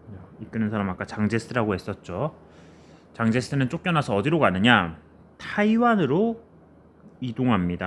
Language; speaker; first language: Korean; native; Korean